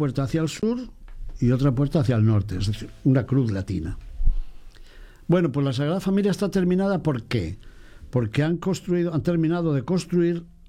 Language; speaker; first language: Spanish; native; Spanish